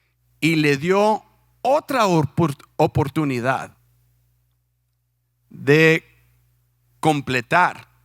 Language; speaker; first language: Spanish; non-native, fluent; English